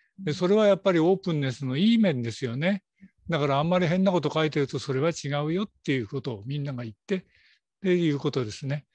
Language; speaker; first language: Japanese; native; Japanese